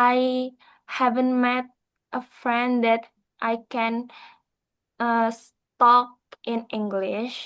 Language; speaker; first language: English; non-native, learner; Indonesian